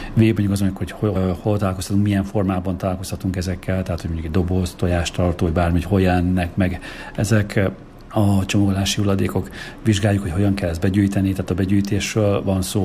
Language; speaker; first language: Hungarian; native; Hungarian